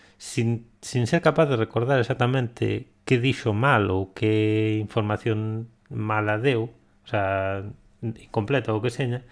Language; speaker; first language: Galician; non-native, local second language; Spanish